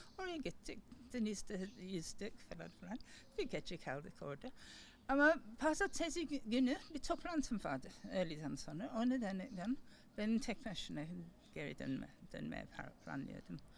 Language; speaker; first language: Turkish; non-native, learner; English